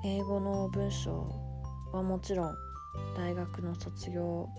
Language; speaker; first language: Japanese; early bilingual, other home language; English